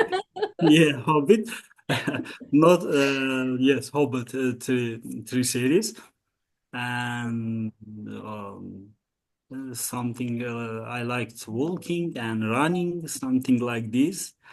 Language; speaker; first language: English; non-native, learner; Azerbaijani